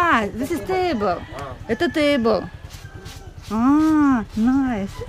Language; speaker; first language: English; non-native, learner; Russian